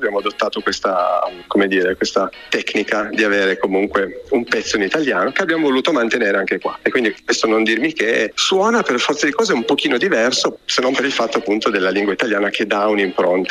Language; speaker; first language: Italian; native; Italian